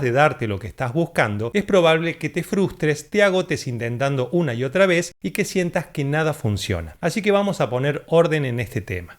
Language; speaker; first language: Spanish; native; Spanish